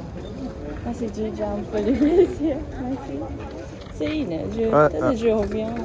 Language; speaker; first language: French; non-native, learner; Japanese